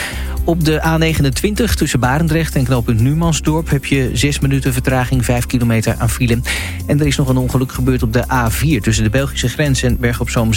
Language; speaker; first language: Dutch; native; Dutch